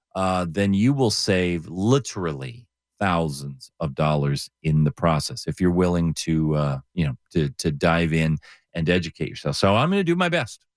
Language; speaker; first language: English; native; English